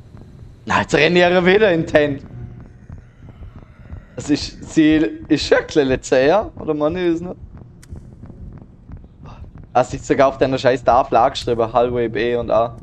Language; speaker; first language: German; native; German